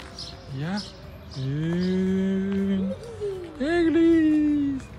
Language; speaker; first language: French; native; French